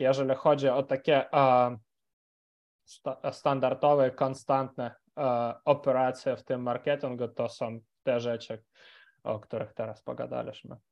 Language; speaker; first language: Polish; non-native, fluent; Ukrainian